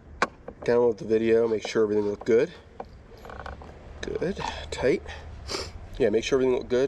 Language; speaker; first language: English; native; English